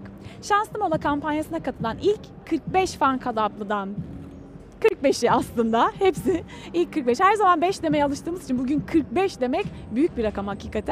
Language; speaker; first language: Turkish; native; Turkish